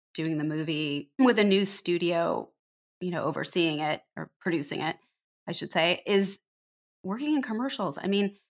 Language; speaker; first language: English; native; English